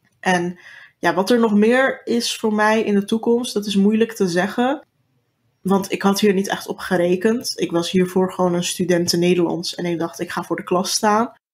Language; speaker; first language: Dutch; early bilingual, other home language; Turkish